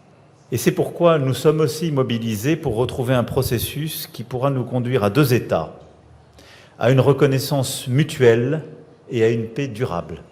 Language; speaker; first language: French; native; French